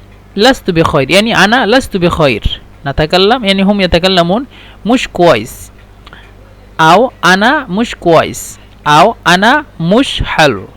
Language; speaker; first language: Arabic; non-native, fluent; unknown